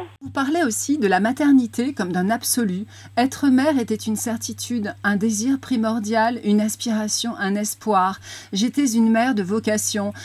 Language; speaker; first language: French; native; French